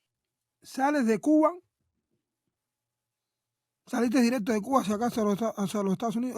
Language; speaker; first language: Spanish; native; Spanish